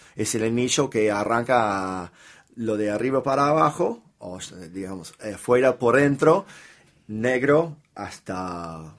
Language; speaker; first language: Spanish; non-native, fluent; English